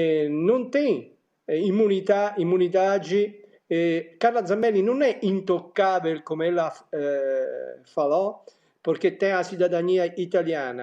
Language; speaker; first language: Portuguese; non-native, fluent; Italian